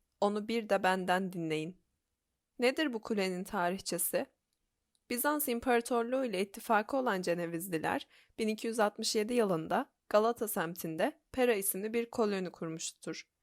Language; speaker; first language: Turkish; native; Turkish